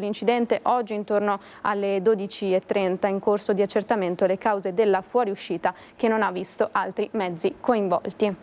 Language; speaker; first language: Italian; native; Italian